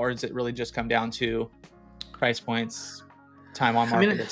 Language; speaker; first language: English; native; English